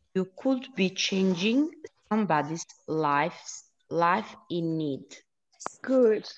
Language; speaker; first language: English; non-native, learner; Italian